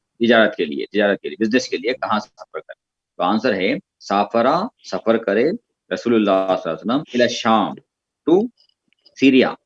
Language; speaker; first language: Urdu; native; Urdu